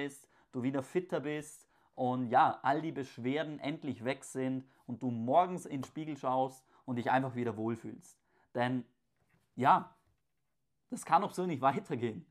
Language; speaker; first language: German; native; German